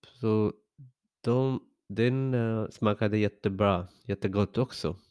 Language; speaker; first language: Swedish; non-native, learner; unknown